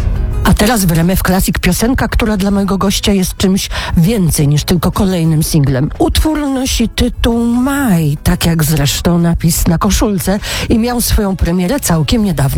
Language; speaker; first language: Polish; native; Polish